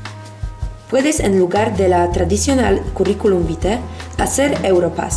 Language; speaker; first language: Spanish; non-native, fluent; Polish